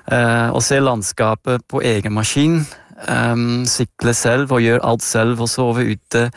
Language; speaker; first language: Norwegian; non-native, fluent; Dutch